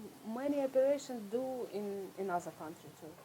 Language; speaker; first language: English; non-native, learner; Russian